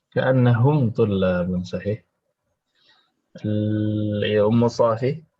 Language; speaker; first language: Arabic; non-native, fluent; Indonesian